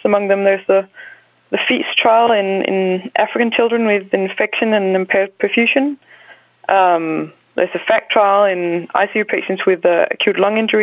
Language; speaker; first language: English; non-native, fluent; Danish